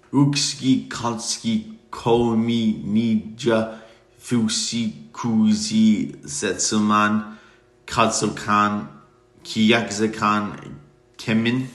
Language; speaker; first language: Finnish; non-native, learner; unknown